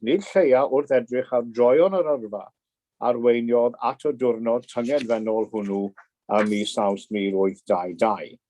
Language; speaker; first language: Welsh; native; Welsh